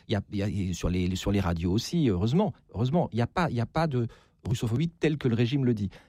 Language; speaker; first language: French; native; French